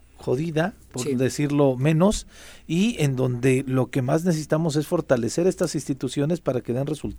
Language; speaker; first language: Spanish; native; Spanish